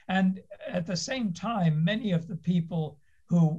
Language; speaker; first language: English; native; English